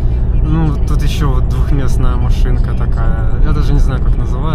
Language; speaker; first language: Russian; native; Russian